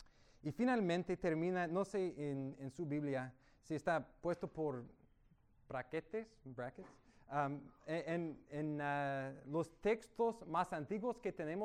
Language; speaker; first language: Spanish; non-native, fluent; English